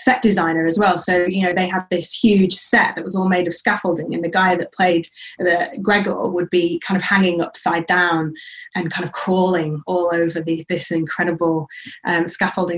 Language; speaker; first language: English; native; English